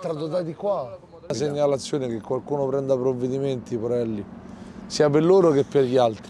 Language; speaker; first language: Italian; native; Italian